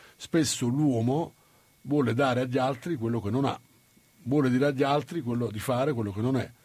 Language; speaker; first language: Italian; native; Italian